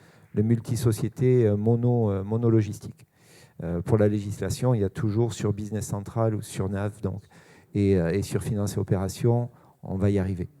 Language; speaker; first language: French; native; French